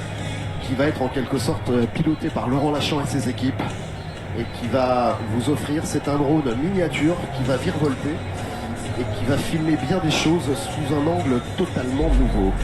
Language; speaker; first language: French; native; French